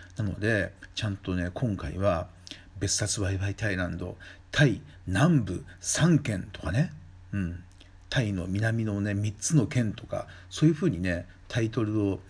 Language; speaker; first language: Japanese; native; Japanese